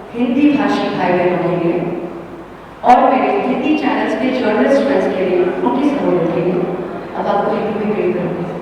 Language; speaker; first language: Hindi; non-native, local second language; Bangla